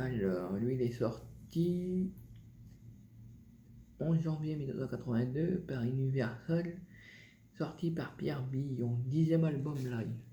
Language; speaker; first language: French; native; French